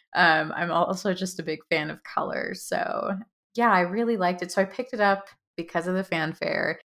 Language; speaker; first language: English; early bilingual, other home language; Hindi